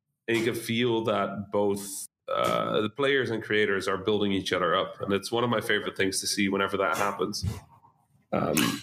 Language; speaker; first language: English; non-native, fluent; Dutch